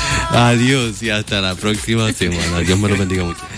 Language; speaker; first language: Spanish; native; Spanish